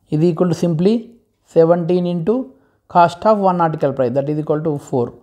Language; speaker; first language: English; non-native, local second language; Telugu